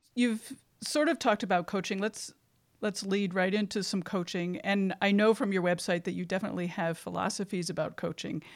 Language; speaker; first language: English; native; English